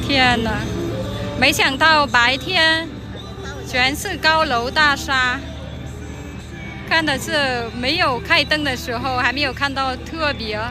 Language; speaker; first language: Chinese; non-native, fluent; Vietnamese